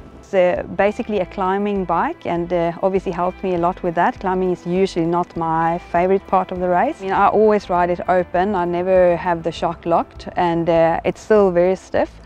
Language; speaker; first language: English; non-native, fluent; Swedish